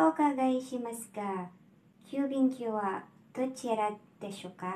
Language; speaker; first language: Japanese; non-native, learner; Filipino